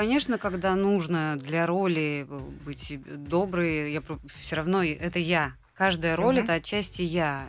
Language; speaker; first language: Russian; native; Russian